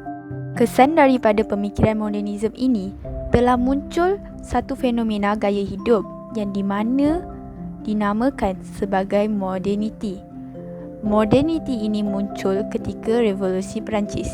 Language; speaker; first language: Malay; native; Malay